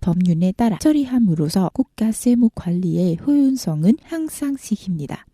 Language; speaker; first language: Korean; non-native, fluent; Vietnamese